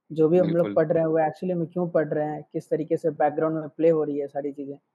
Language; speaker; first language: Hindi; native; Hindi